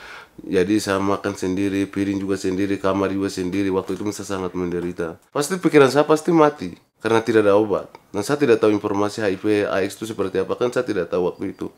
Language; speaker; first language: Indonesian; non-native, local second language; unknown